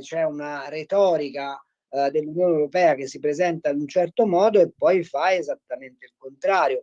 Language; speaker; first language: Italian; native; Italian